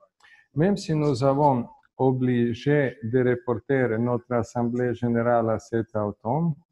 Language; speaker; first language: French; non-native, fluent; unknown